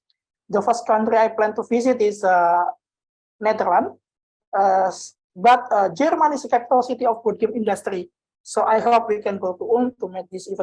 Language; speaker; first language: English; non-native, learner; Indonesian